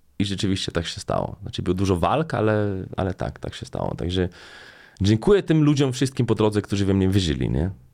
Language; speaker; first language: Polish; non-native, fluent; Slovenian